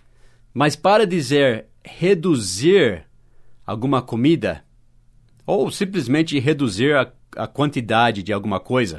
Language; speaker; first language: Portuguese; non-native, fluent; English